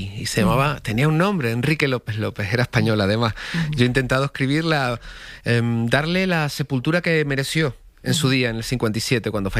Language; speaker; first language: Spanish; native; Spanish